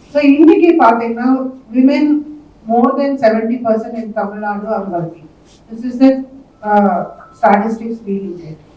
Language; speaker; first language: English; non-native, local second language; Tamil